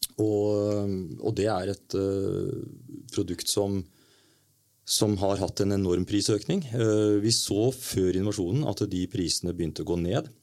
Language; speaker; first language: Norwegian; native; Norwegian